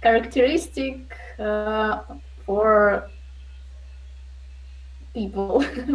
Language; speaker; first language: English; non-native, learner; Russian